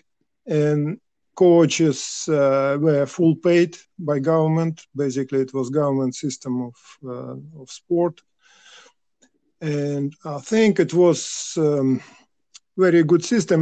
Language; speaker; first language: English; non-native, fluent; Russian